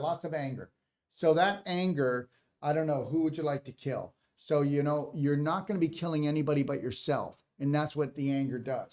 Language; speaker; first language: English; native; English